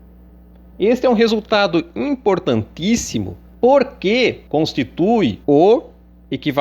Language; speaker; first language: Portuguese; native; Portuguese